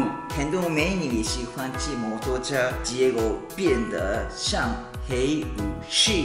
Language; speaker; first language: Chinese; non-native, fluent; Japanese